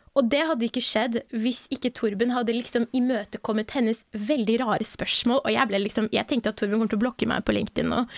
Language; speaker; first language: Norwegian; early bilingual, other home language; Persian